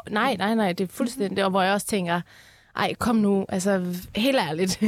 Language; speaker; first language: Danish; early bilingual, other home language; Persian